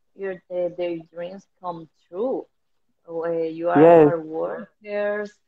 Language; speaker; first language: English; non-native, learner; Spanish